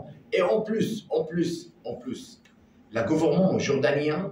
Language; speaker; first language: French; non-native, learner; Arabic